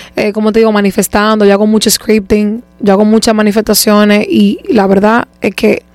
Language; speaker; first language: Spanish; native; Spanish